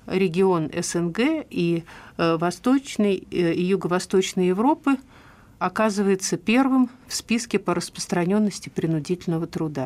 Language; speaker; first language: Russian; native; Russian